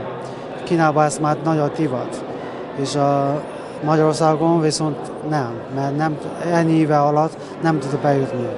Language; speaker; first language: Hungarian; non-native, learner; Chinese